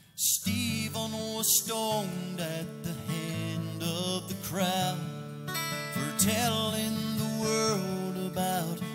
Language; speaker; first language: English; native; English